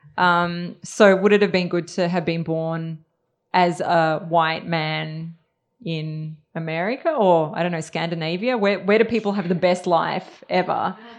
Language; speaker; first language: English; early bilingual, other home language; Serbian